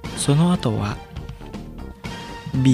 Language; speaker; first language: Japanese; non-native, fluent; Indonesian